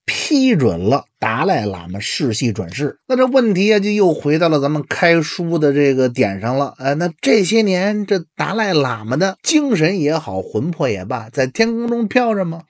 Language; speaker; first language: Chinese; native; Chinese